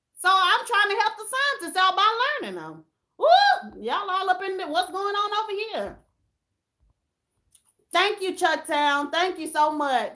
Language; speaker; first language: English; native; English